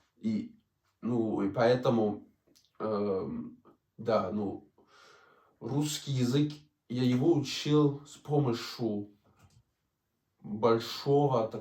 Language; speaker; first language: Russian; non-native, fluent; Danish